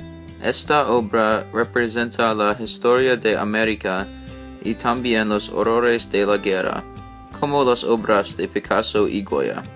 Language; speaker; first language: Spanish; non-native, learner; English